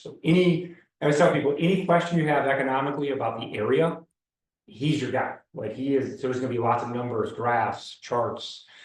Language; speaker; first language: English; native; English